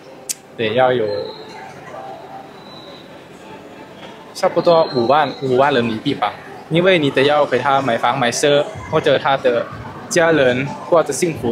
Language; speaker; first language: Chinese; non-native, fluent; Lao